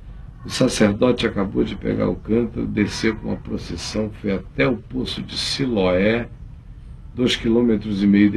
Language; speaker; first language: Portuguese; native; Portuguese